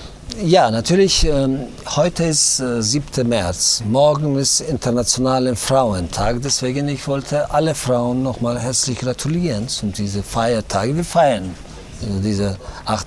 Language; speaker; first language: German; non-native, fluent; Tajik